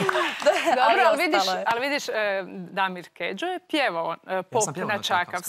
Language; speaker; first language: Croatian; native; Croatian